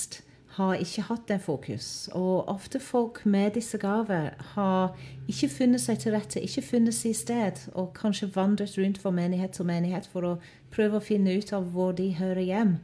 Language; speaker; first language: Norwegian; non-native, fluent; English